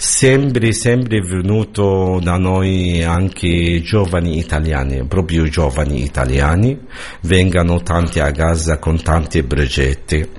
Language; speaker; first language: Italian; non-native, learner; Arabic